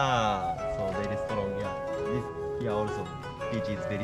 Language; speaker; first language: English; non-native, learner; Japanese